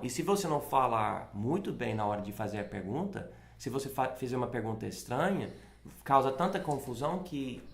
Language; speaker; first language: Portuguese; non-native, fluent; English